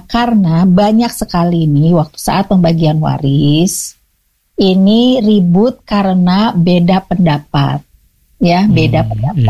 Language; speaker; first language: Indonesian; native; Indonesian